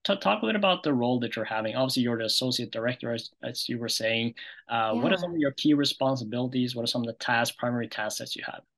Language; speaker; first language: English; non-native, fluent; Norwegian